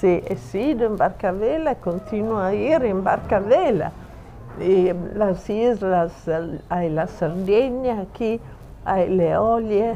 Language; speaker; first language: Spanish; non-native, fluent; Italian